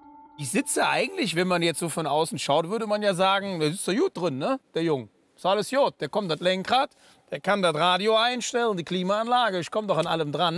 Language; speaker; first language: German; native; German